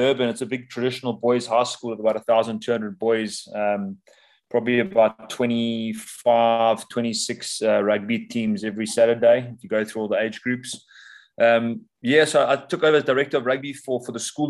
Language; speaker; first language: English; native; English